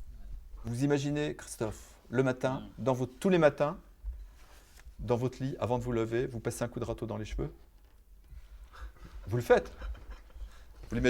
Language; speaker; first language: French; native; French